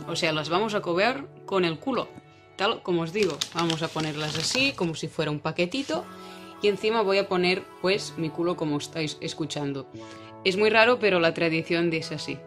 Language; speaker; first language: Spanish; non-native, local second language; Catalan